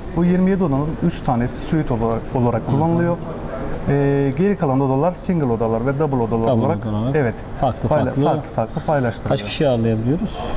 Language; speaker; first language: Turkish; native; Turkish